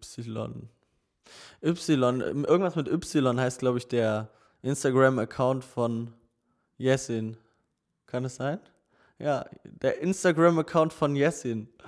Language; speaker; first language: German; native; German